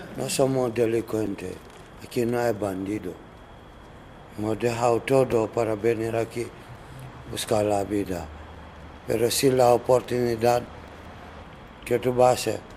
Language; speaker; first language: Spanish; non-native, learner; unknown